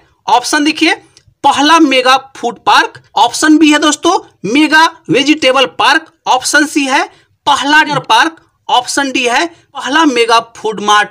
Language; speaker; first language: Hindi; native; Hindi